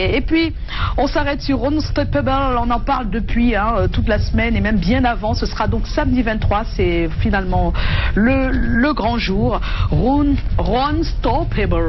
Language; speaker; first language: French; native; French